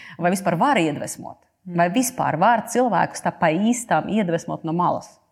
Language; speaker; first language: Latvian; non-native, local second language; Russian